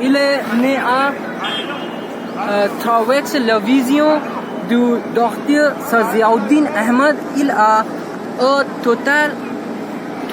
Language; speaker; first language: French; non-native, learner; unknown